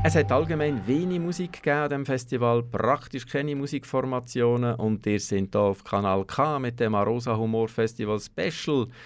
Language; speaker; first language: German; native; German